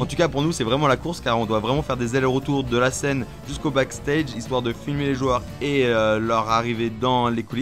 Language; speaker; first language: French; native; French